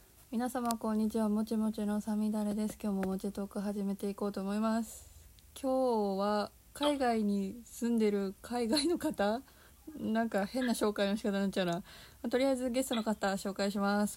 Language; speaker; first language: Japanese; native; Japanese